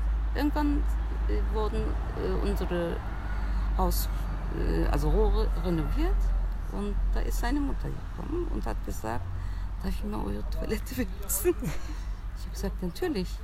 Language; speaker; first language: German; early bilingual, other home language; Turkish